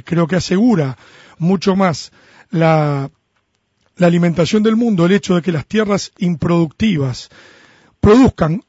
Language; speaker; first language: Spanish; native; Spanish